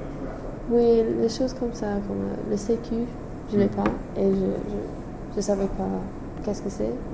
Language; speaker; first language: French; non-native, fluent; English